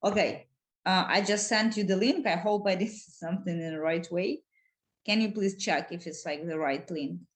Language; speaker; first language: English; non-native, fluent; Ukrainian